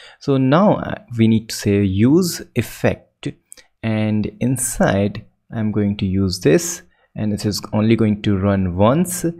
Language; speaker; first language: English; non-native, local second language; Hindi